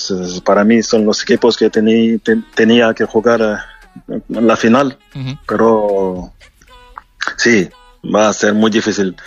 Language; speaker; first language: Spanish; non-native, learner; French